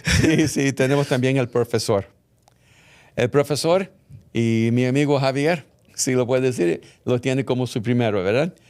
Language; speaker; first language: Spanish; early bilingual, heritage; English